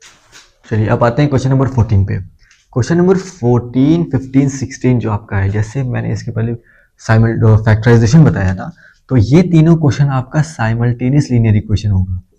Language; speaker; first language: Hindi; native; Hindi